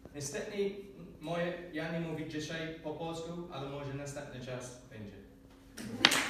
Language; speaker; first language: Polish; non-native, learner; English